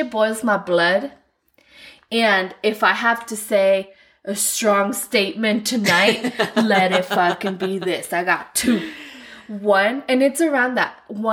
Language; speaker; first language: English; non-native, fluent; Spanish